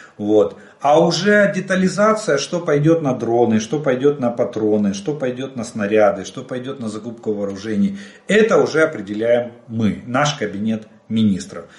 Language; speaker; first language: Russian; native; Russian